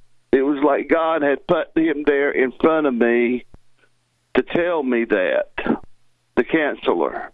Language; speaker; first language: English; native; English